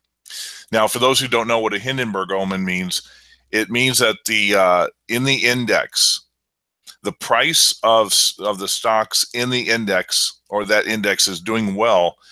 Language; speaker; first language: English; native; English